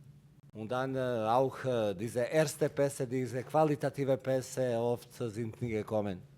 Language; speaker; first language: German; non-native, fluent; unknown